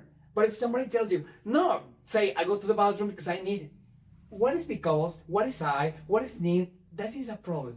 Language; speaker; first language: English; non-native, fluent; Spanish